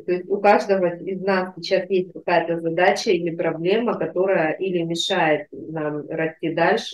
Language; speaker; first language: Russian; native; Russian